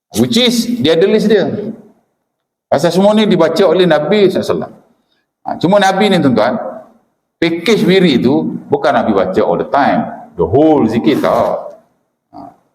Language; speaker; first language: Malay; native; Malay